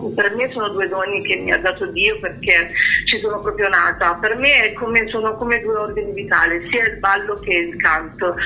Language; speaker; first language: Italian; early bilingual, heritage; Italian